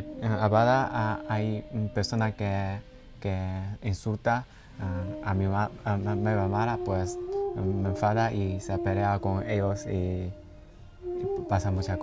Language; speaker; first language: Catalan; non-native, learner; Chinese